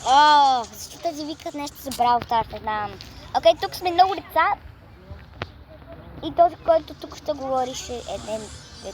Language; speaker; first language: Bulgarian; early bilingual, heritage; Bulgarian